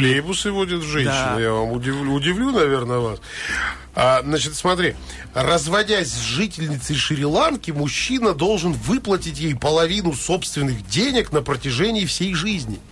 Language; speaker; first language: Russian; native; Russian